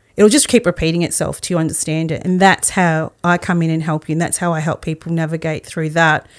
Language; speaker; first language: English; early bilingual, other home language; Spanish